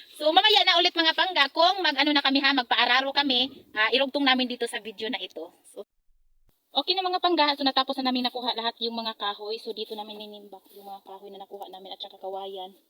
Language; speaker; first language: Filipino; non-native, local second language; Hiligaynon